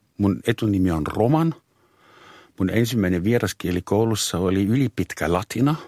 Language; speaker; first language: Finnish; non-native, fluent; German